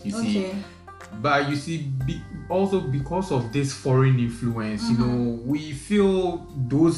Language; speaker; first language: English; non-native, local second language; Akan